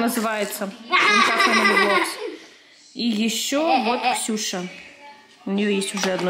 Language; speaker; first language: Russian; native; Russian